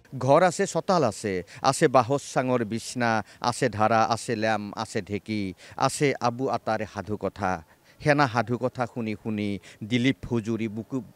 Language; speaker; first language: Assamese; native; Assamese